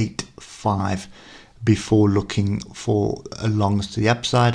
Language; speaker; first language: English; native; English